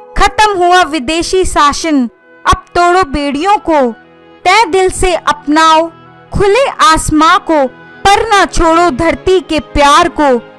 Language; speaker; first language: Hindi; native; Hindi